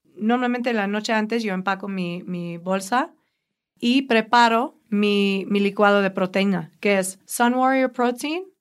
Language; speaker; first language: Spanish; early bilingual, heritage; Spanish